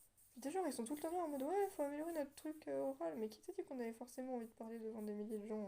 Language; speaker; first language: French; native; French